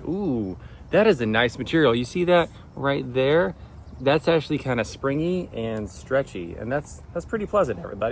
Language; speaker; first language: English; native; English